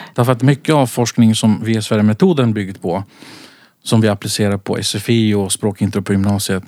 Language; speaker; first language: Swedish; early bilingual, other home language; Central Kurdish